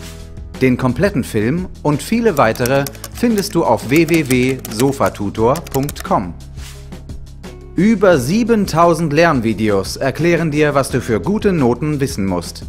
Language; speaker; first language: German; native; German